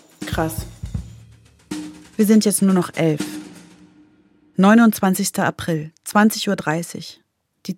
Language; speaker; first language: German; native; German